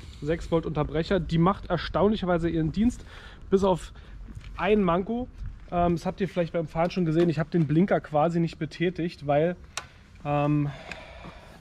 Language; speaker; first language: German; native; German